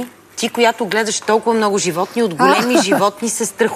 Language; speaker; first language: Bulgarian; native; Bulgarian